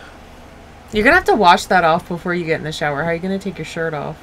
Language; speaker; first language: English; native; English